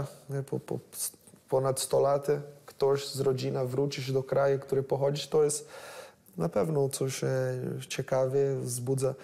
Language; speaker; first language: Polish; non-native, learner; Portuguese